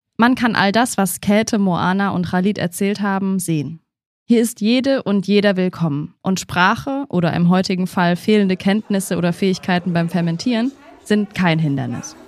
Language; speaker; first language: German; native; German